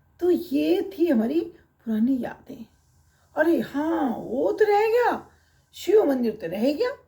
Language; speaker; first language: Hindi; native; Hindi